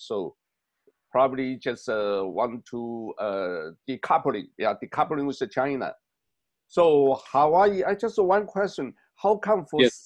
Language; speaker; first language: English; non-native, learner; Chinese